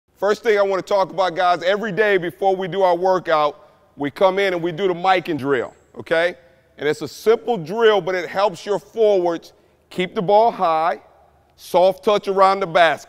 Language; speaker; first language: English; native; English